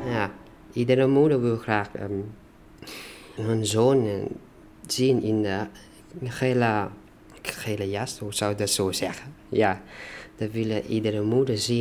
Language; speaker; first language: Dutch; non-native, learner; Thai